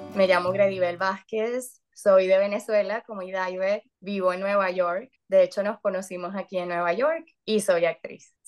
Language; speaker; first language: Spanish; native; Spanish